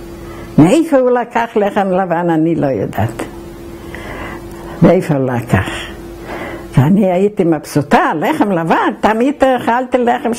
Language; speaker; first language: Hebrew; non-native, fluent; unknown